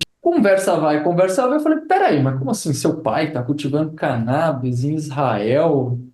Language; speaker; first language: Portuguese; native; Portuguese